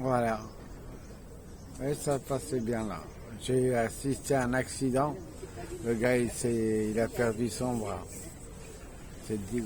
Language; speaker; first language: French; early bilingual, other home language; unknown